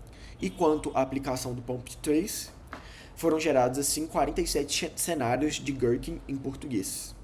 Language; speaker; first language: Portuguese; native; Portuguese